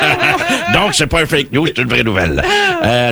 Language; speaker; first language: French; native; French